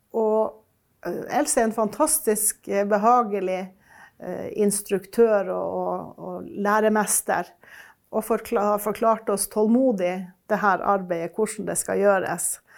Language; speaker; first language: Norwegian; native; Norwegian